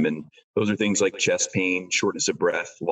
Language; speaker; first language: English; native; English